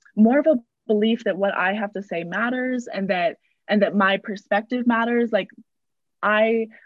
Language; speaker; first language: English; native; English